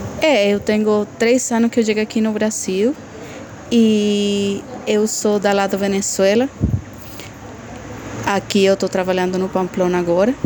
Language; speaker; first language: Portuguese; non-native, fluent; Spanish